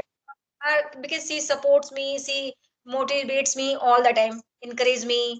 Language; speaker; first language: English; non-native, learner; Hindi